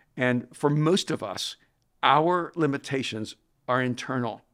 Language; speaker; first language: English; non-native, fluent; Spanish